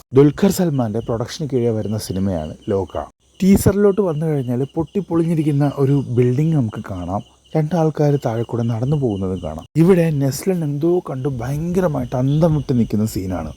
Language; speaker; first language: Malayalam; native; Malayalam